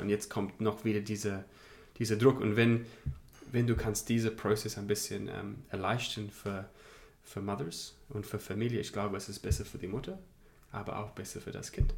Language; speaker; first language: German; non-native, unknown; English